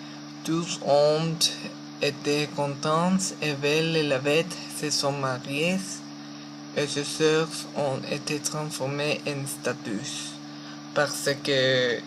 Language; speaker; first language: French; non-native, learner; Spanish